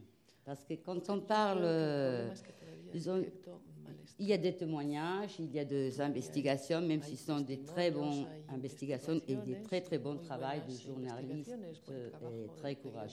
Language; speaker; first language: French; non-native, fluent; Spanish